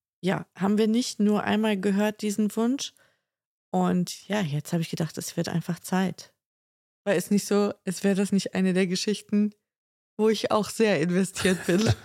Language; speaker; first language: German; native; German